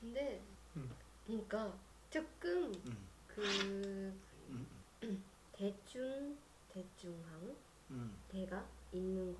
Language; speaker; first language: Korean; non-native, learner; Japanese